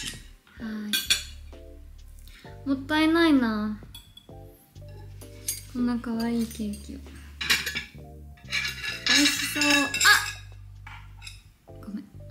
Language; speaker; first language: Japanese; native; Japanese